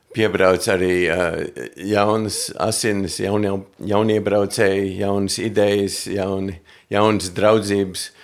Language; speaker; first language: Latvian; early bilingual, heritage; Latvian